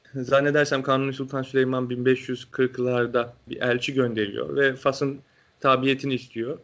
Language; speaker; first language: Turkish; native; Turkish